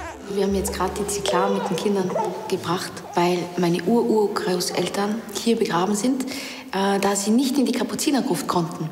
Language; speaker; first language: German; native; German